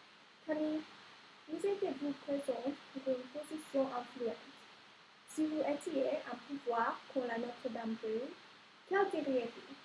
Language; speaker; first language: French; non-native, learner; English